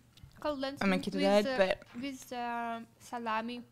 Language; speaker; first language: English; non-native, learner; Russian